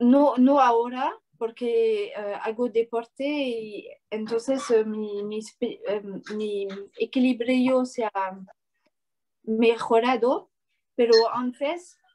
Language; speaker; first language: Spanish; non-native, learner; French